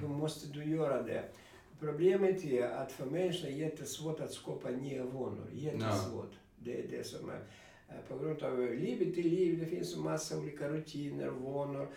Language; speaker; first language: Swedish; non-native, fluent; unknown